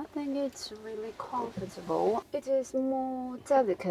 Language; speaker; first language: English; non-native, fluent; Chinese